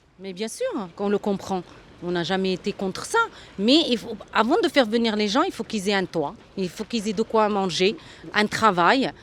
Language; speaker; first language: French; early bilingual, other home language; Arabic